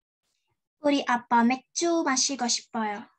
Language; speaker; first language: Korean; non-native, learner; Indonesian